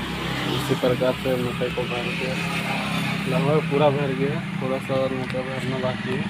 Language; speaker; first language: Hindi; native; Hindi